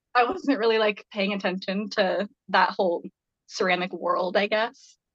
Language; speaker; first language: English; native; English